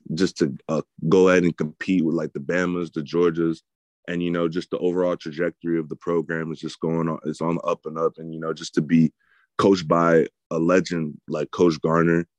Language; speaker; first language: English; native; English